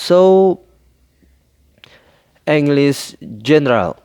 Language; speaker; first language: English; non-native, learner; Indonesian